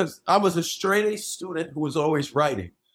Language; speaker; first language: English; native; English